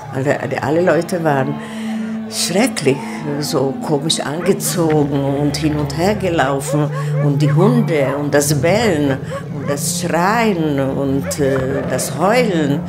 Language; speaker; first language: German; non-native, fluent; Czech